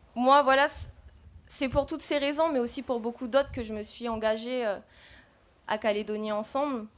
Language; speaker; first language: French; native; French